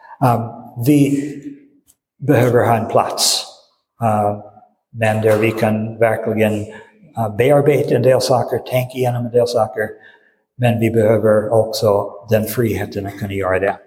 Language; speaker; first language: Swedish; non-native, fluent; English